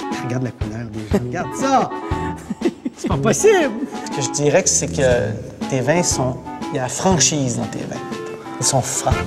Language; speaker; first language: French; native; French